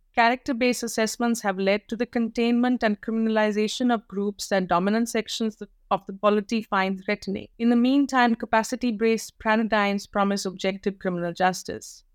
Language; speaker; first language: English; non-native, local second language; Hindi